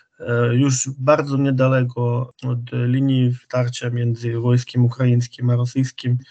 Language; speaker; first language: Polish; non-native, fluent; Ukrainian